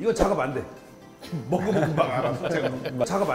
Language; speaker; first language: Korean; native; Korean